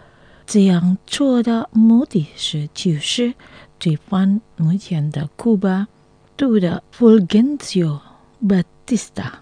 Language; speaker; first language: Chinese; non-native, fluent; Indonesian